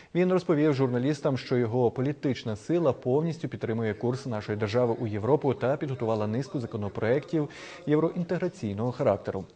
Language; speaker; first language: Ukrainian; native; Ukrainian